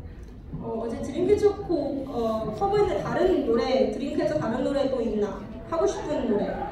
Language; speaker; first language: Korean; early bilingual, heritage; English